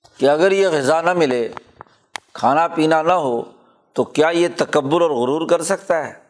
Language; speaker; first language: Urdu; non-native, local second language; Punjabi